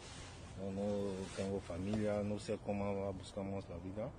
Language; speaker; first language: Spanish; non-native, learner; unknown